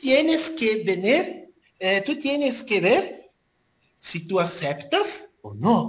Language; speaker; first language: Spanish; non-native, learner; Portuguese